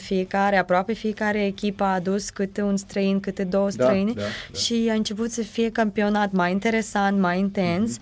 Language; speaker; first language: Romanian; non-native, fluent; Ukrainian